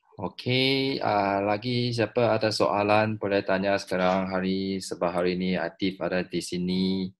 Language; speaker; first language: Malay; non-native, local second language; Chinese